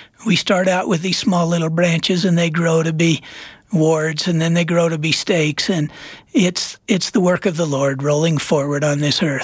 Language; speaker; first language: English; native; English